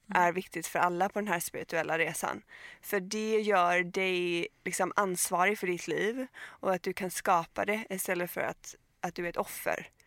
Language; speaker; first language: Swedish; native; Swedish